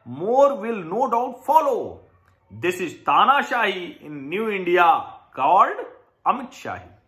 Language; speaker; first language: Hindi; native; Hindi